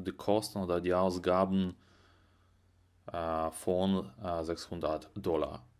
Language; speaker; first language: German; non-native, fluent; Russian